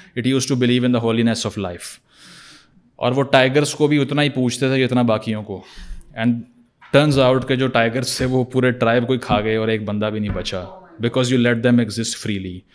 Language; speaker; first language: Urdu; native; Urdu